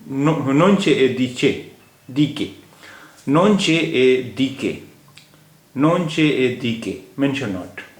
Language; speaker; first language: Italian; non-native, fluent; Hindi